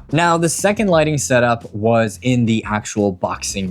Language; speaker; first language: English; native; English